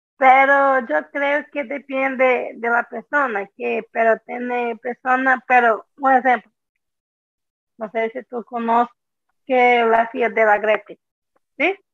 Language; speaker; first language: Spanish; non-native, learner; Portuguese